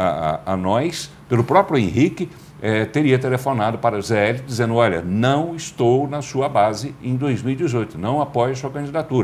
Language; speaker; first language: Portuguese; native; Portuguese